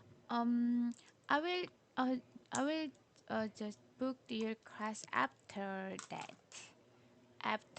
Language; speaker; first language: English; non-native, learner; Korean